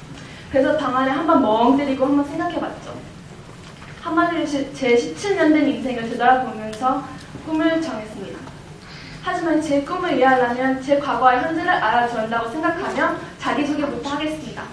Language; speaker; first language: Korean; early bilingual, heritage; Korean